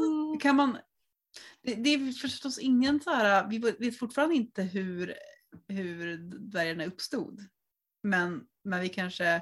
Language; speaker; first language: Swedish; native; Swedish